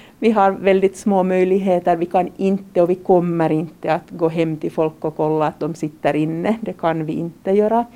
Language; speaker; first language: Swedish; native; Swedish